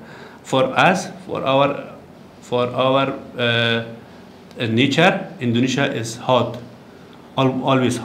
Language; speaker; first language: English; non-native, learner; Persian